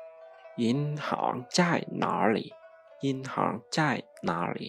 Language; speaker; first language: Chinese; non-native, fluent; Lao